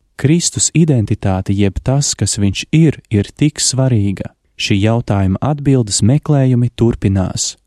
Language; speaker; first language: Latvian; native; Latvian